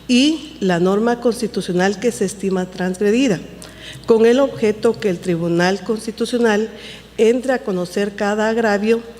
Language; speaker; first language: Spanish; native; Spanish